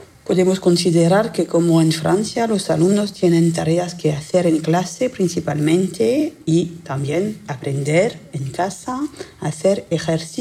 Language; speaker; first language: Spanish; non-native, fluent; French